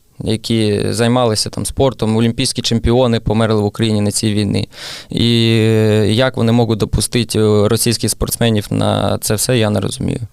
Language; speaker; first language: Ukrainian; non-native, local second language; Russian